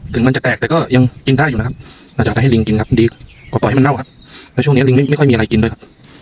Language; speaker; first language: Thai; native; Thai